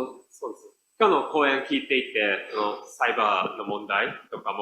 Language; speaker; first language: Japanese; native; Japanese